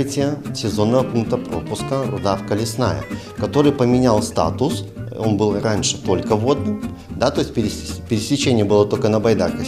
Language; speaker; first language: Russian; native; Russian